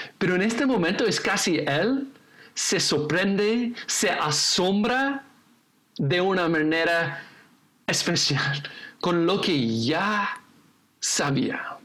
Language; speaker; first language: Spanish; non-native, fluent; English